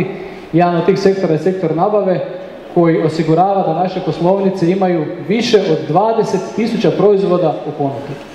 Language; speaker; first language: Croatian; native; Croatian